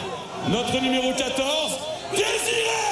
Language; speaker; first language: French; native; French